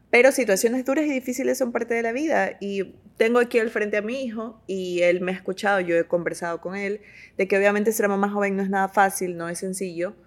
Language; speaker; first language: Spanish; native; Spanish